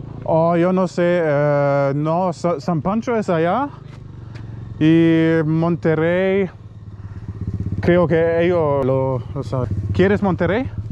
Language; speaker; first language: Spanish; non-native, learner; German